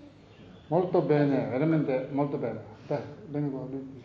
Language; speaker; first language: Italian; non-native, learner; Tibetan